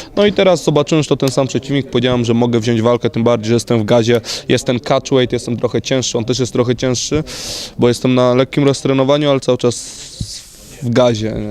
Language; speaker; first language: Polish; native; Polish